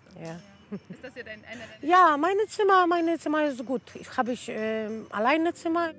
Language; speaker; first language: German; non-native, learner; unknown